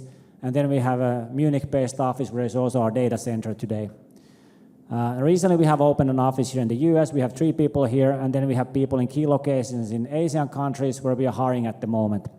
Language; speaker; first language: English; non-native, fluent; Finnish